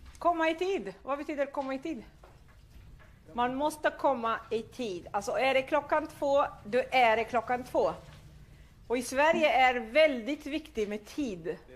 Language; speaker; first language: Swedish; non-native, fluent; Arabic